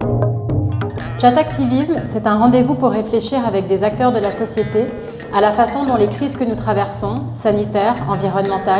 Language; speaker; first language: French; native; French